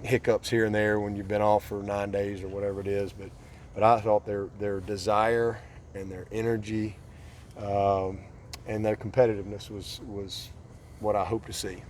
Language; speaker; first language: English; native; English